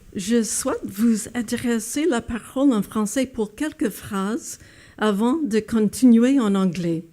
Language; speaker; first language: French; non-native, fluent; English